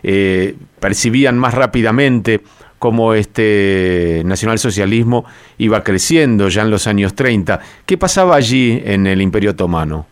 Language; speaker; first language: Spanish; native; Spanish